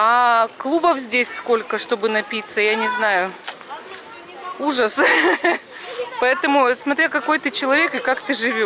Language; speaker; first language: Russian; native; Russian